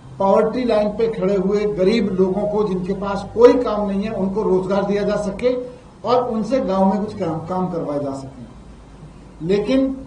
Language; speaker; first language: Hindi; native; Hindi